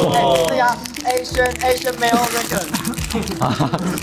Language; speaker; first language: Chinese; native; Chinese